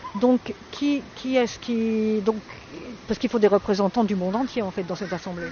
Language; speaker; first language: French; native; French